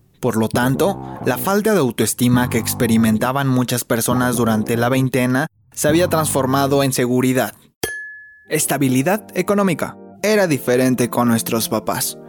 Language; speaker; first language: Spanish; native; Spanish